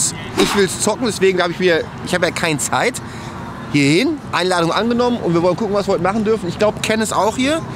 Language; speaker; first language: German; native; German